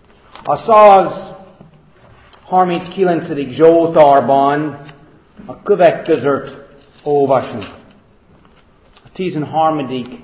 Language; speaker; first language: Hungarian; non-native, fluent; English